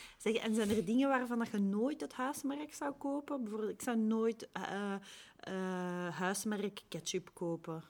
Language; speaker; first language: Dutch; native; Dutch